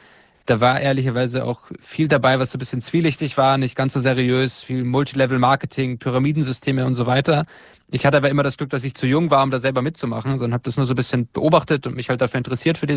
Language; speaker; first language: German; native; German